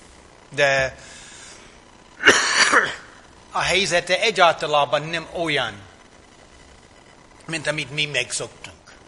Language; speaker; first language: Hungarian; non-native, fluent; English